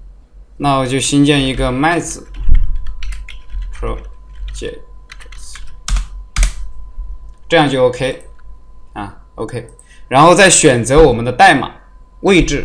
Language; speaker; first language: Chinese; native; Chinese